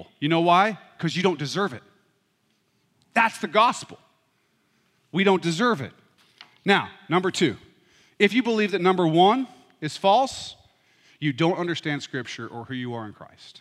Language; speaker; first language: English; native; English